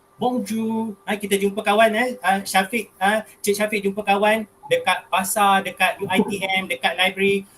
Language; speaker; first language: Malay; native; Malay